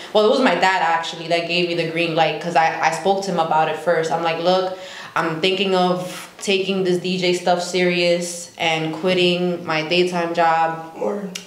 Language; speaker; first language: English; native; English